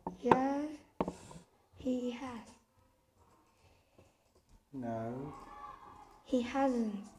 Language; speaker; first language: English; non-native, learner; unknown